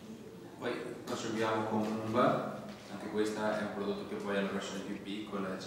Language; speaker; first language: Italian; native; Italian